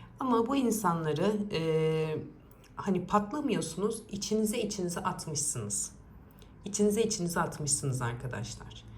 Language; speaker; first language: Turkish; native; Turkish